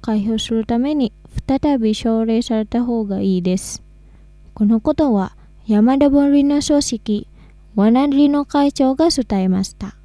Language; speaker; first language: Japanese; non-native, fluent; Indonesian